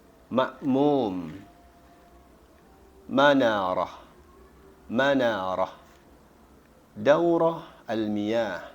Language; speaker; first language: Arabic; non-native, fluent; Indonesian